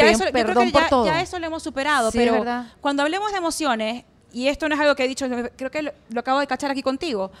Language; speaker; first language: Spanish; native; Spanish